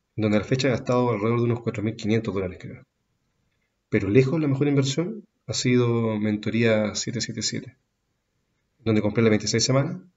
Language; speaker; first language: Spanish; native; Spanish